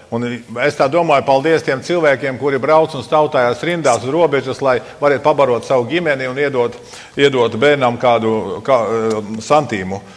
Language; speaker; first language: Latvian; native; Latvian